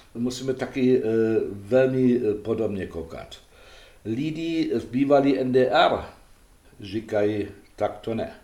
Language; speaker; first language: Czech; non-native, fluent; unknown